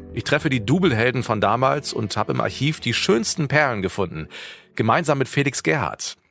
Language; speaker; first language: German; native; German